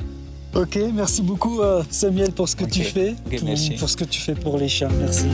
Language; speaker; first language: French; native; French